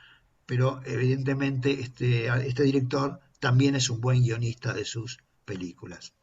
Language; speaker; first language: Spanish; native; Spanish